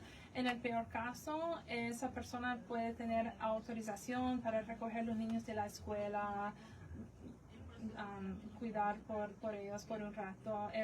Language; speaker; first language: Spanish; non-native, fluent; English